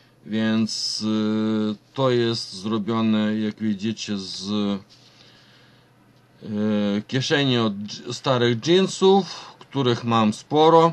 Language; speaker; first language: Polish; non-native, fluent; Ukrainian